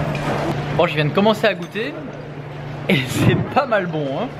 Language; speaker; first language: French; native; French